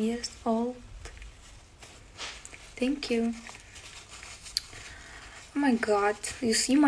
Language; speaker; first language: English; non-native, learner; Russian